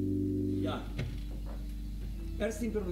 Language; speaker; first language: German; non-native, learner; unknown